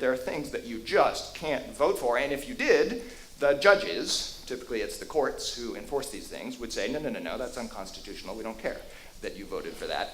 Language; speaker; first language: English; native; English